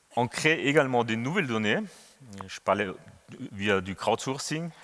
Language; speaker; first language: French; non-native, fluent; German